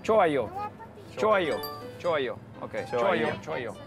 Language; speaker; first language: Korean; non-native, learner; Spanish